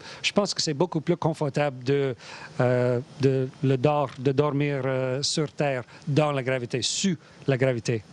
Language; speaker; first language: French; non-native, learner; English